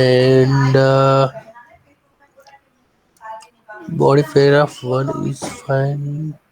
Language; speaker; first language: English; non-native, fluent; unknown